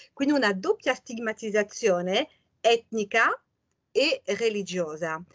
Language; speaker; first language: Italian; non-native, fluent; French